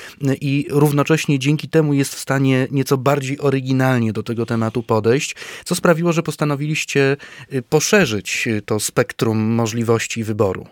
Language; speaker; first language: Polish; native; Polish